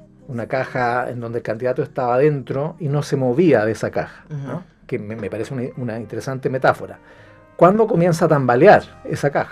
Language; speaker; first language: Spanish; native; Spanish